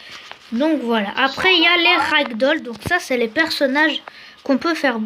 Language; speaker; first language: French; native; French